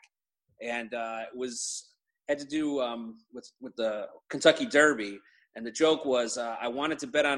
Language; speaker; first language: English; native; English